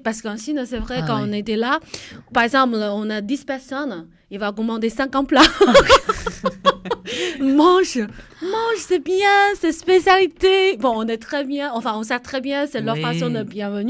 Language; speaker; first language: French; non-native, fluent; Chinese